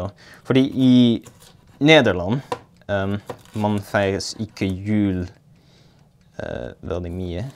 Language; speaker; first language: Norwegian; non-native, learner; Dutch